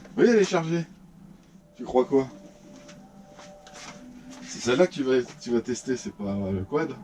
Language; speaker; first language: French; native; French